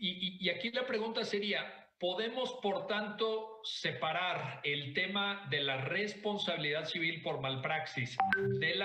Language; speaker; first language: Spanish; native; Spanish